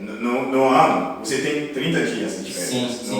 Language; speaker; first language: Portuguese; non-native, learner; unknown